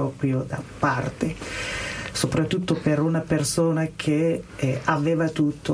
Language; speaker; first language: Italian; non-native, learner; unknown